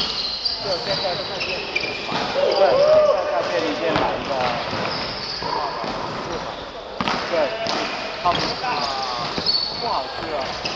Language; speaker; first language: Chinese; non-native, local second language; Cantonese